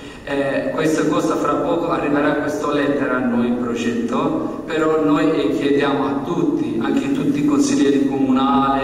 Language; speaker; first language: Italian; non-native, learner; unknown